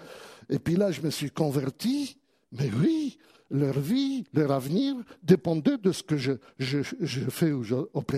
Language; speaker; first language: French; native; French